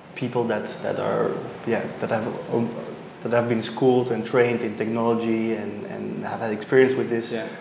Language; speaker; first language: English; non-native, fluent; Dutch